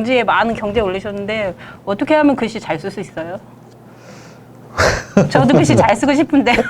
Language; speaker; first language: Korean; native; Korean